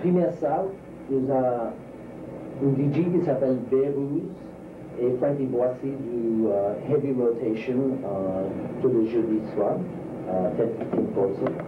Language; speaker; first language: French; non-native, learner; English